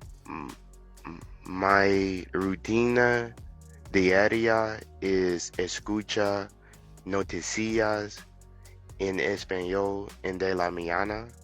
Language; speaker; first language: Spanish; non-native, learner; English